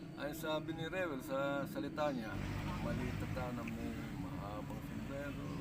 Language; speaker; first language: Filipino; native; Filipino